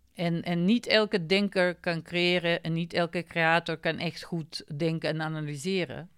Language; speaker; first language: Dutch; non-native, fluent; Macedonian